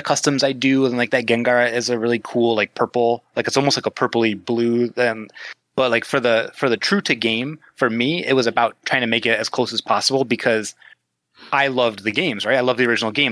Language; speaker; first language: English; native; English